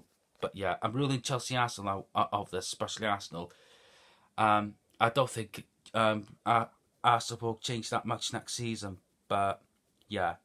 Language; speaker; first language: English; native; English